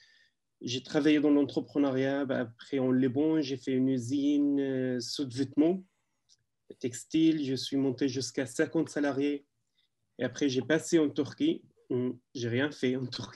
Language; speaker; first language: French; non-native, learner; Arabic